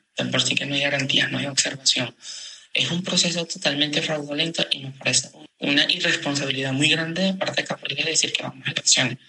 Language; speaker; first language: Spanish; native; Spanish